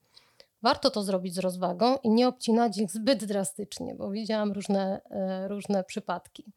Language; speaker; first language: Polish; native; Polish